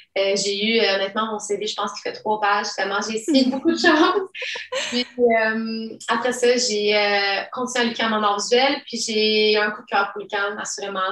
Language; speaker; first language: French; early bilingual, other home language; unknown